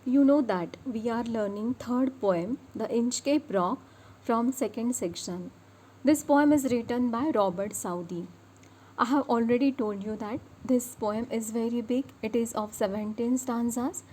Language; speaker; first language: English; non-native, local second language; Marathi